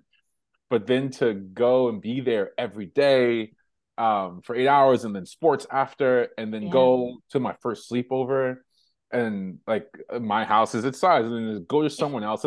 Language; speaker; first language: English; native; English